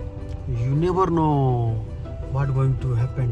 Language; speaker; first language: English; non-native, local second language; Hindi